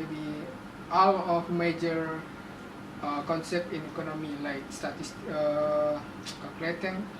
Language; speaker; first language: English; non-native, learner; Indonesian